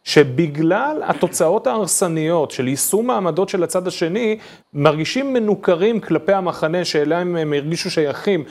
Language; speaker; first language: Hebrew; native; Hebrew